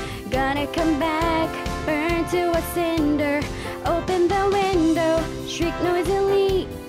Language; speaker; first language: English; early bilingual, other home language; Korean